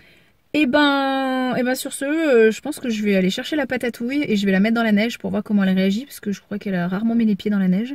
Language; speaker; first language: French; native; French